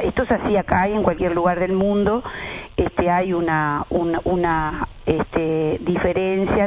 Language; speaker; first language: Spanish; native; Spanish